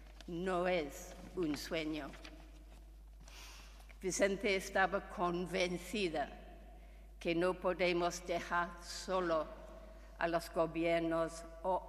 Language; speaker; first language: Spanish; non-native, fluent; English